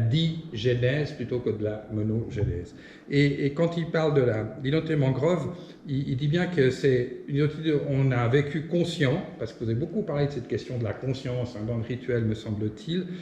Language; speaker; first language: French; native; French